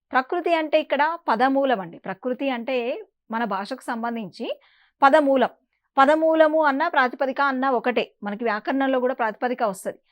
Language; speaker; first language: Telugu; native; Telugu